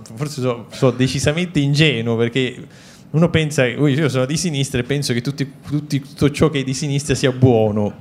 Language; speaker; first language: Italian; native; Italian